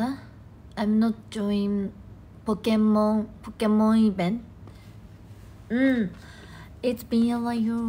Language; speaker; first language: English; non-native, learner; Japanese